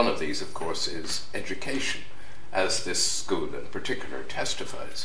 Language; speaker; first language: English; native; English